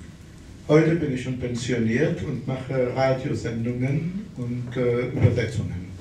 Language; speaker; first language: German; early bilingual, heritage; German